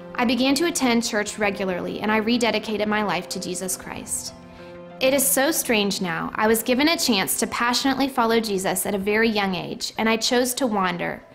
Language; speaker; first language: English; native; English